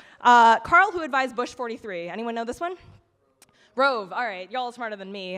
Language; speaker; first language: English; native; English